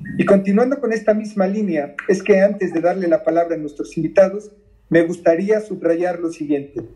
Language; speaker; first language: Spanish; native; Spanish